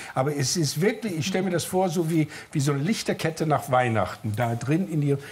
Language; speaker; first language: German; non-native, fluent; English